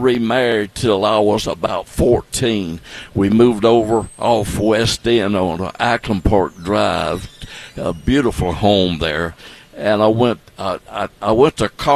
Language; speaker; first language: English; native; English